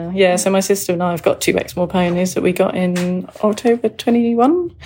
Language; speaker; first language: English; native; English